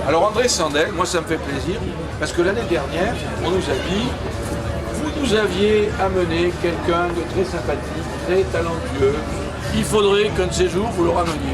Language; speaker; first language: French; native; French